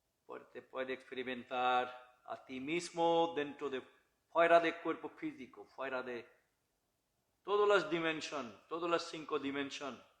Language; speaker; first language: Spanish; non-native, learner; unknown